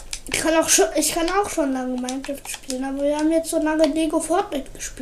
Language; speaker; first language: German; native; German